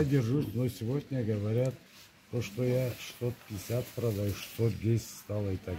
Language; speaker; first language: Russian; non-native, local second language; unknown